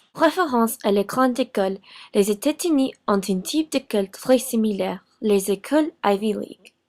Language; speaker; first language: French; non-native, learner; English